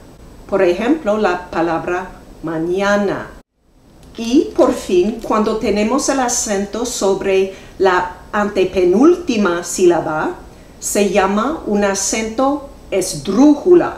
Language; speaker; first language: Spanish; non-native, fluent; English